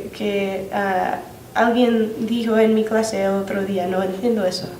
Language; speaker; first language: Spanish; non-native, learner; English